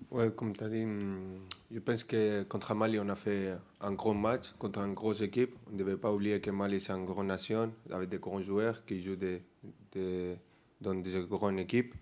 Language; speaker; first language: French; non-native, fluent; Spanish